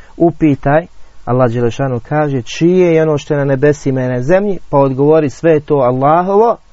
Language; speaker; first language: Bosnian; native; Bosnian